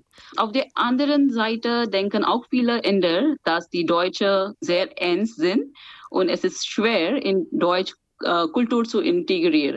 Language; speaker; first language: German; non-native, fluent; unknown